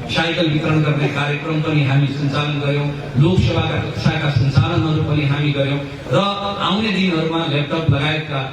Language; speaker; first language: Nepali; non-native, local second language; Bhojpuri